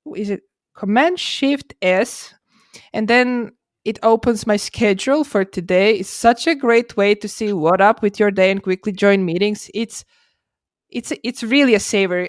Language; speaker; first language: English; non-native, fluent; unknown